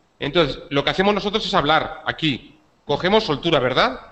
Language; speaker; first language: Spanish; native; Spanish